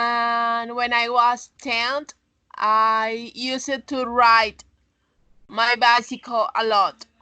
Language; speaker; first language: English; non-native, learner; Spanish